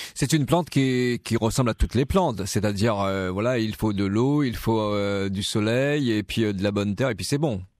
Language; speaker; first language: French; native; French